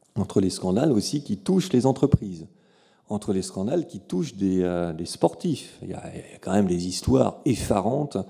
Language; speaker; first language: French; native; French